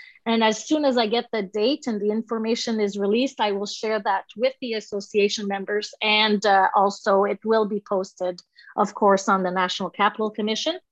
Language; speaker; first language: English; non-native, local second language; French